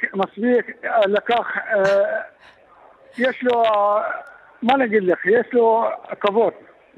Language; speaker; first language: Hebrew; non-native, local second language; Arabic